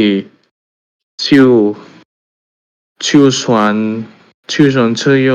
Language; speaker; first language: Chinese; non-native, learner; Indonesian